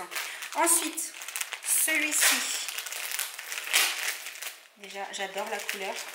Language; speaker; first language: French; native; French